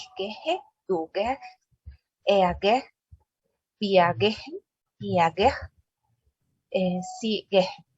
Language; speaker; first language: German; non-native, learner; Spanish